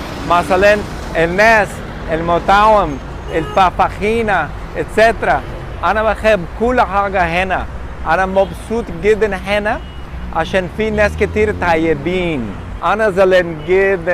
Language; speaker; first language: Arabic; non-native, learner; English